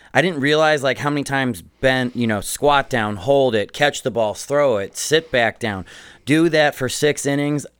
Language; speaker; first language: English; native; English